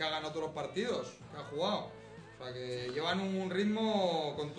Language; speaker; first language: Spanish; native; Spanish